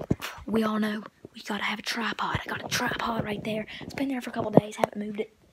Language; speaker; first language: English; native; English